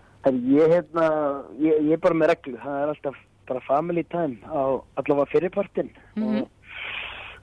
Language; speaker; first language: Icelandic; native; Icelandic